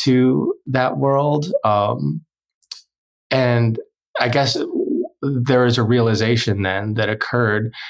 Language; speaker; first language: English; early bilingual, other home language; Korean